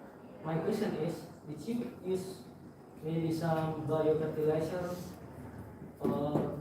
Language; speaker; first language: English; non-native, learner; Indonesian